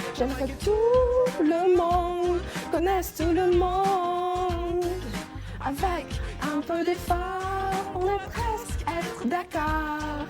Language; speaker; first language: French; non-native, fluent; Chinese